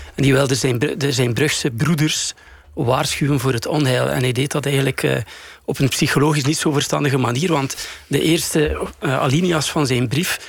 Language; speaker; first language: Dutch; native; Dutch